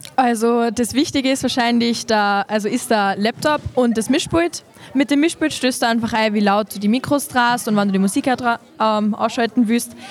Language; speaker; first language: German; native; German